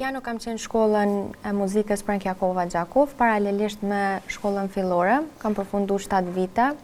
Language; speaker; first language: Albanian; native; Albanian